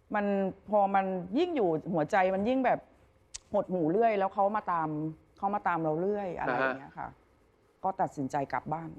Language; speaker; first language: Thai; native; Thai